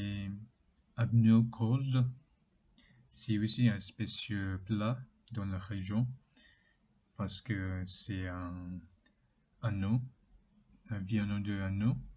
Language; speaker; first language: French; non-native, learner; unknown